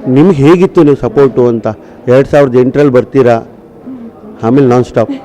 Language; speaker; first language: Kannada; native; Kannada